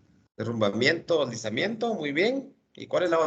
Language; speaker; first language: Spanish; native; Spanish